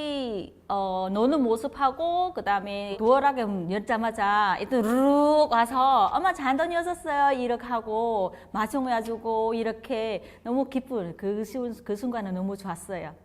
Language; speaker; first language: Korean; non-native, learner; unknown